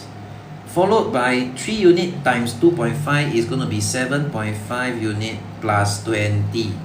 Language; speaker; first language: English; non-native, local second language; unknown